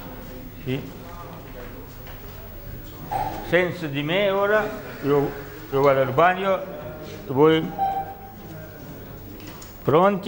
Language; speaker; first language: Italian; non-native, learner; Russian